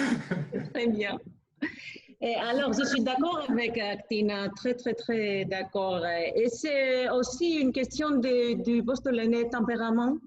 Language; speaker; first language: French; non-native, fluent; Greek